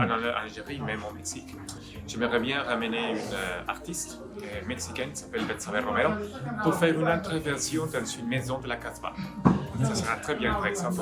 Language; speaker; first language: French; non-native, fluent; Spanish